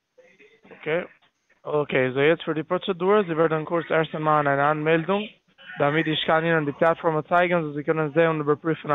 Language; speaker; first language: German; non-native, learner; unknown